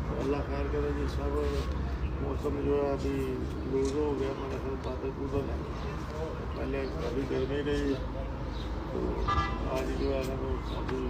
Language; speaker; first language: Hindi; non-native, local second language; Punjabi